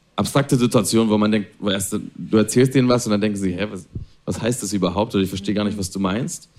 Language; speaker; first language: German; non-native, fluent; Spanish